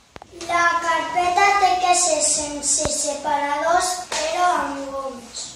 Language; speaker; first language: Catalan; non-native, local second language; Spanish